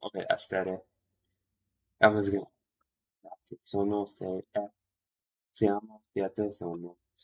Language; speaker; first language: Italian; non-native, learner; English